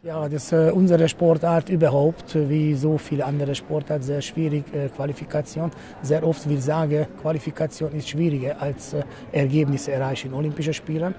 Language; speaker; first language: German; non-native, learner; Hungarian